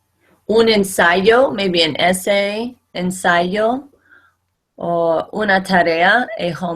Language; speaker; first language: Spanish; non-native, fluent; English